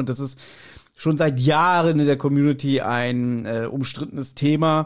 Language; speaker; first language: German; native; German